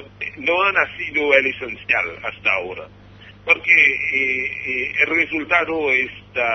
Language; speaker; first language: Spanish; non-native, fluent; Haitian Creole